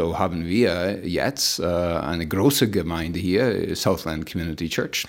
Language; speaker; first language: German; early bilingual, heritage; Plautdietsch